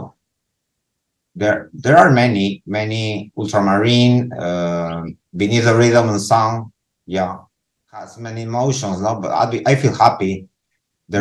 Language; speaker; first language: English; non-native, learner; Spanish